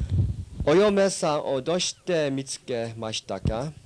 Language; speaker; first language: Japanese; early bilingual, heritage; English